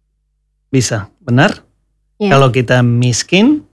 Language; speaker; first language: Indonesian; non-native, learner; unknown